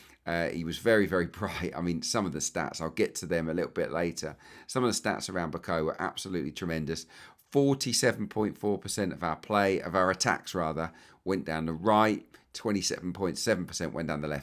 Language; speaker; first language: English; native; English